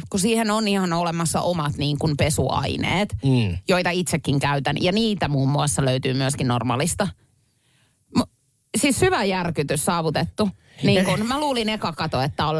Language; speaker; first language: Finnish; native; Finnish